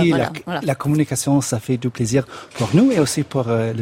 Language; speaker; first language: French; non-native, fluent; English